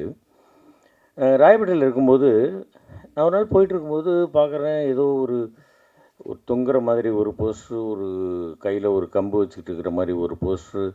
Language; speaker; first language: Tamil; native; Tamil